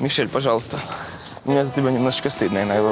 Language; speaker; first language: Russian; native; Russian